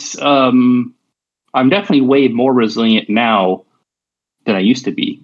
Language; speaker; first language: English; native; English